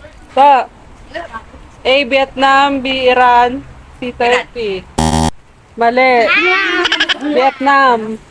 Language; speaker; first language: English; non-native, local second language; Filipino